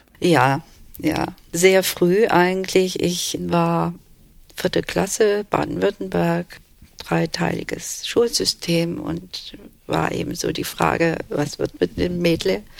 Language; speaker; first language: German; early bilingual, other home language; Turkish